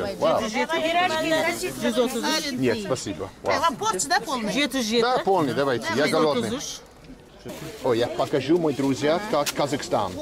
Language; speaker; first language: Russian; non-native, learner; English